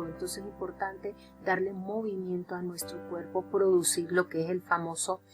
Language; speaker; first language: Spanish; native; Spanish